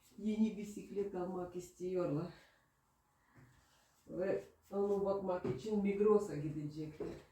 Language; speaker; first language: Turkish; non-native, learner; Russian